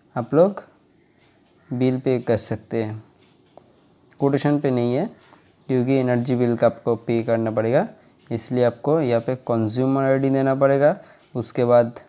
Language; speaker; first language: Hindi; non-native, local second language; Bangla